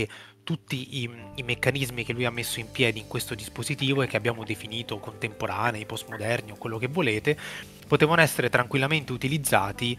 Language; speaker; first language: Italian; native; Italian